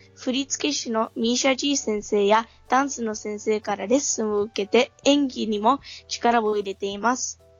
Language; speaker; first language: Japanese; early bilingual, other home language; English